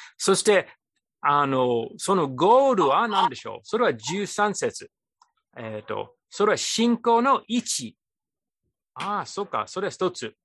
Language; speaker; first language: Japanese; non-native, fluent; English